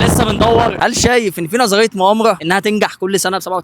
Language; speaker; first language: Arabic; native; Arabic